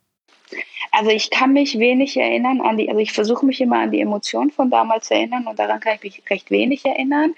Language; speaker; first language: German; early bilingual, other home language; Persian